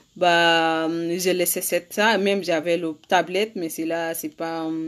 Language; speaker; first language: French; non-native, learner; Arabic